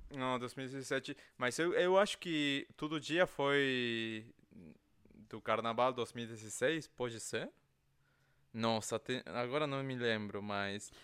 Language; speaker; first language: Portuguese; non-native, fluent; Spanish